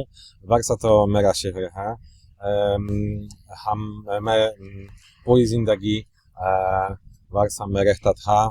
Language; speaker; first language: Hindi; non-native, learner; Polish